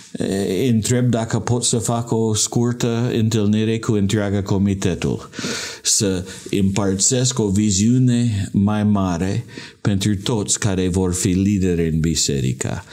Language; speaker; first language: Romanian; non-native, learner; English